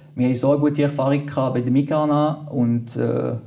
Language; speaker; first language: German; non-native, fluent; French